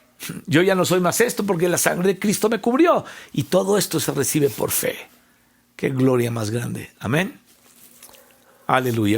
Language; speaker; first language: Spanish; native; Spanish